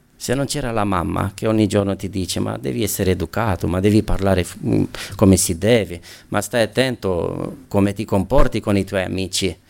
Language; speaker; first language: Italian; non-native, fluent; Romanian